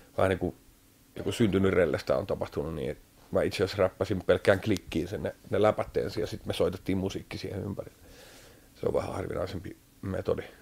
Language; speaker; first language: Finnish; native; Finnish